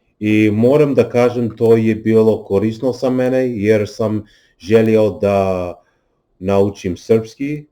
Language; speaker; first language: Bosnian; non-native, learner; English